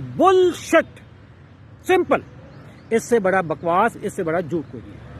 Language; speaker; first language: Urdu; native; Urdu